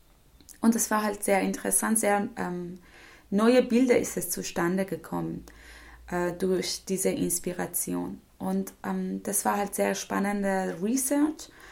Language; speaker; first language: German; non-native, fluent; Persian